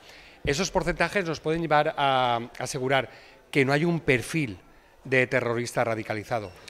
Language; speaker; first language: Spanish; non-native, local second language; Catalan